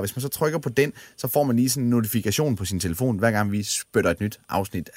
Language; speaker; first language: Danish; native; Danish